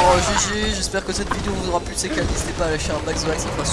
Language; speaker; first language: French; native; French